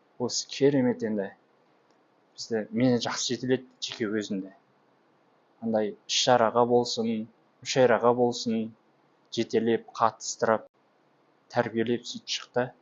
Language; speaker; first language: Kazakh; native; Kazakh